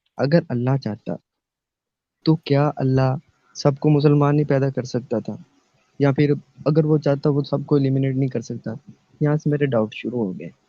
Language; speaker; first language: Urdu; non-native, local second language; Punjabi